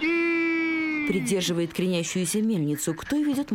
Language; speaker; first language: Russian; native; Russian